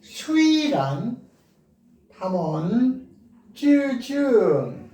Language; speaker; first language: Chinese; non-native, learner; Korean